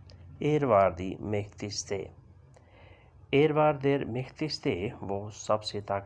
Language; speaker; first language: German; non-native, learner; Urdu